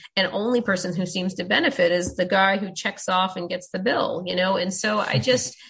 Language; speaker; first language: English; native; English